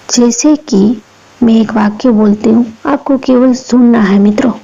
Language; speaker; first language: Hindi; non-native, local second language; Gujarati